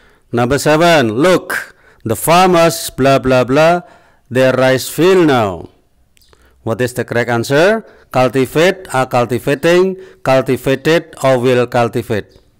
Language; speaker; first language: English; non-native, fluent; Indonesian